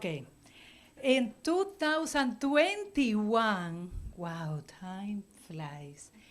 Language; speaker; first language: English; non-native, fluent; Spanish